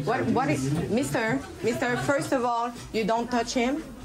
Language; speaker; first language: English; non-native, fluent; French